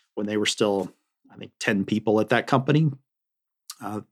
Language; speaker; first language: English; native; English